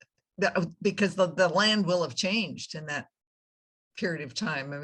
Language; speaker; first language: English; native; English